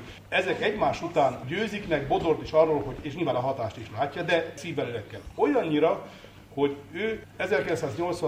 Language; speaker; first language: Hungarian; native; Hungarian